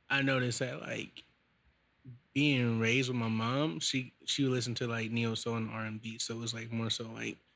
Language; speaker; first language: English; native; English